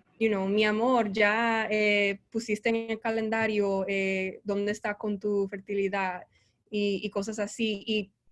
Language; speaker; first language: Spanish; early bilingual, heritage; Spanish